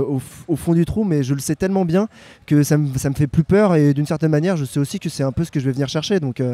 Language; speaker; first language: French; native; French